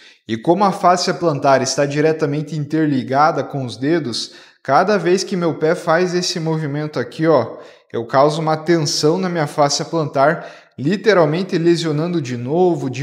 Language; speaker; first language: Portuguese; native; Portuguese